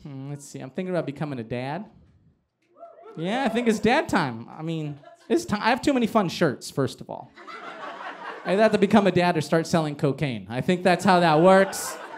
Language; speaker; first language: English; early bilingual, other home language; Spanish